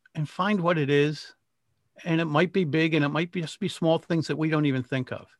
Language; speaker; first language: English; native; English